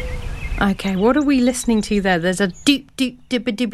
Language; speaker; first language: English; native; English